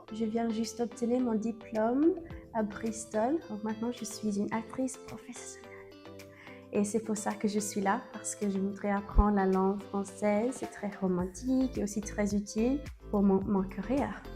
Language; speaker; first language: French; non-native, learner; English